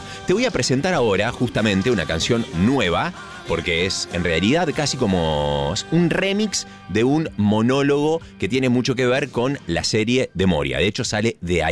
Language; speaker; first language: Spanish; native; Spanish